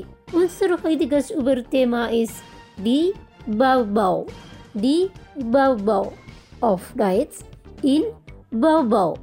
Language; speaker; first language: German; non-native, fluent; Indonesian